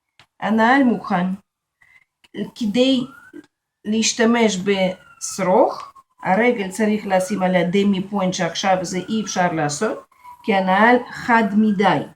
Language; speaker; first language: Hebrew; non-native, fluent; Russian